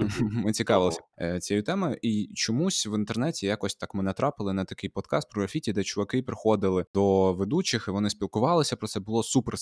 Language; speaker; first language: Ukrainian; non-native, local second language; Russian